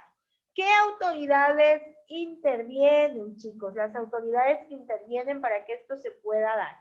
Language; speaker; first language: Spanish; native; Spanish